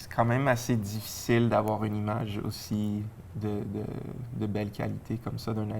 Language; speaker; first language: French; native; French